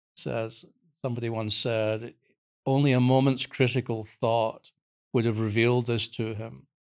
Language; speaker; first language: English; native; English